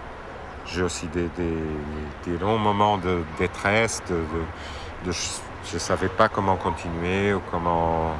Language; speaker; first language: French; non-native, fluent; Portuguese